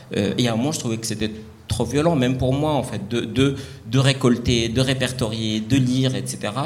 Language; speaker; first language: French; non-native, local second language; Arabic